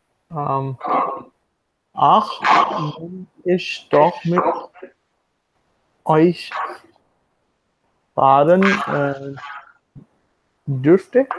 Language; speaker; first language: German; non-native, learner; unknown